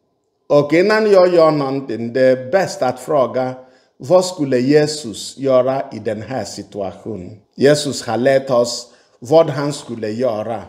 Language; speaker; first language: Swedish; non-native, fluent; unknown